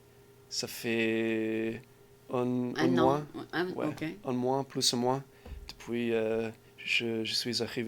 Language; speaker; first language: French; non-native, learner; English